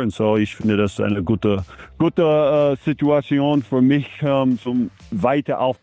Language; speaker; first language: German; non-native, fluent; English